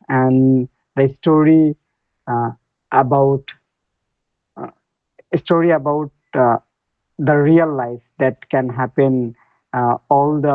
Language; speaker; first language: English; non-native, learner; Bangla